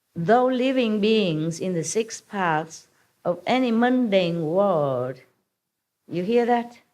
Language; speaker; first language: English; non-native, fluent; Vietnamese